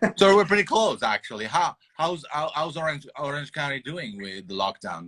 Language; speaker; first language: English; non-native, fluent; Italian